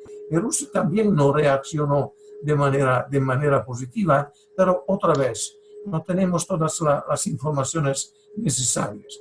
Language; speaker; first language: Spanish; non-native, fluent; Italian